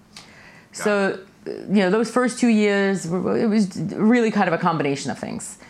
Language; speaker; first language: English; early bilingual, other home language; Russian